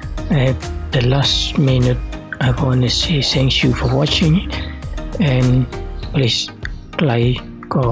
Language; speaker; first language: English; non-native, learner; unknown